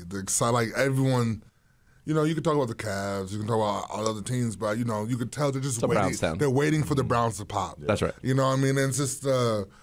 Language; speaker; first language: English; native; English